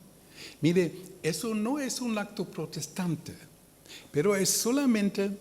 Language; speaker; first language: Spanish; non-native, learner; German